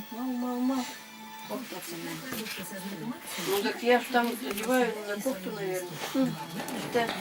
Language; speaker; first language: Russian; non-native, local second language; Tatar